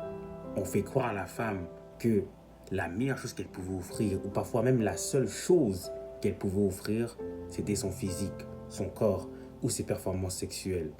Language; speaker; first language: French; native; French